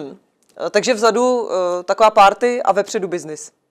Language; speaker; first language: Czech; native; Czech